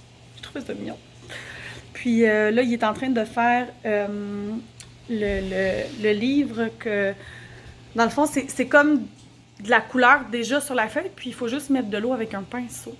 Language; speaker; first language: French; native; French